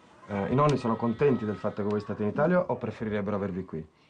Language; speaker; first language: Italian; native; Italian